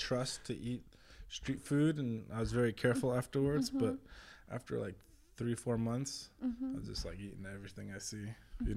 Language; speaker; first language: English; native; English